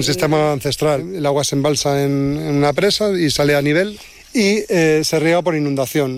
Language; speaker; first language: Spanish; native; Spanish